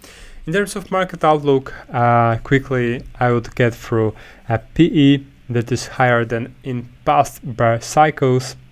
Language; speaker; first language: English; non-native, fluent; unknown